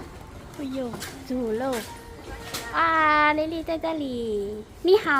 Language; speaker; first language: Chinese; non-native, learner; Hmong